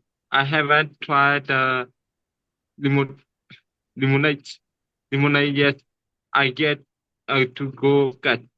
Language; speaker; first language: English; non-native, learner; Burmese